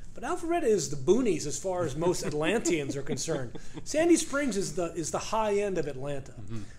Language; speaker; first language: English; native; English